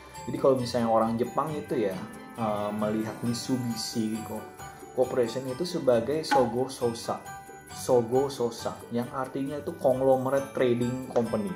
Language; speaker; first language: Indonesian; native; Indonesian